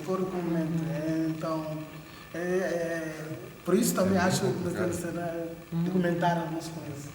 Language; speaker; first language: Portuguese; non-native, local second language; Upper Guinea Crioulo